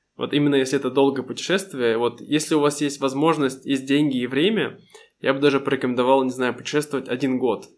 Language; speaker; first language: Russian; native; Russian